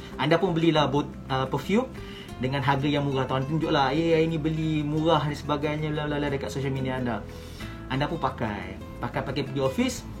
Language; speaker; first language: Malay; native; Malay